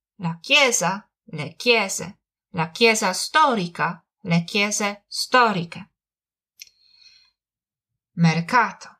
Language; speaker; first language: Italian; non-native, fluent; Polish